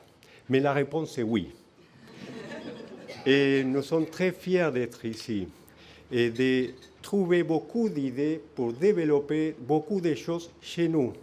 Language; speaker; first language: French; non-native, fluent; Spanish